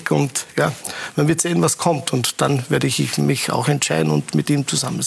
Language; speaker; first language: German; native; German